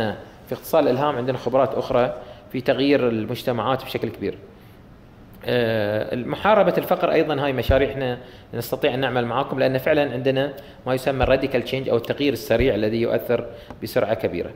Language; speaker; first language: Arabic; native; Arabic